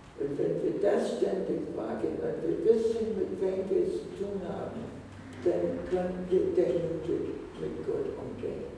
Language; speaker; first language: German; non-native, fluent; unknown